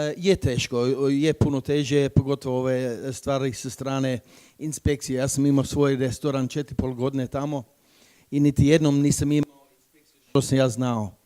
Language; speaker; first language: Bosnian; early bilingual, heritage; Croatian